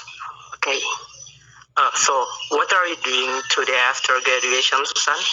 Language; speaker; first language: English; non-native, learner; Indonesian